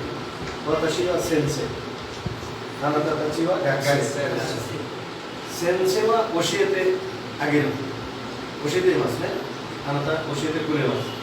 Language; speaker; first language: Japanese; non-native, learner; Bangla